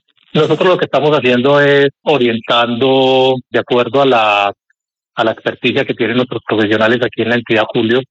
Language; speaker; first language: Spanish; native; Spanish